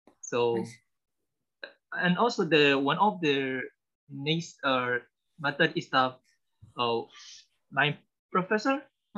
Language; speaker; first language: English; non-native, learner; Burmese